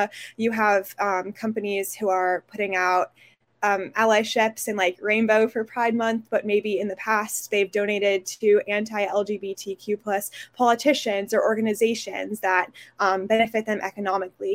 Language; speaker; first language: English; native; English